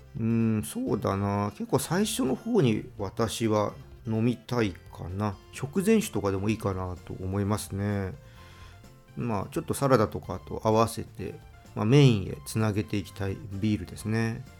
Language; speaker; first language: Japanese; native; Japanese